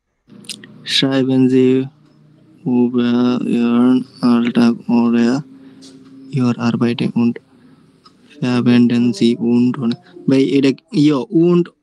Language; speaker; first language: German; non-native, learner; Bangla